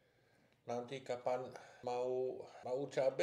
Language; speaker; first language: Indonesian; non-native, learner; French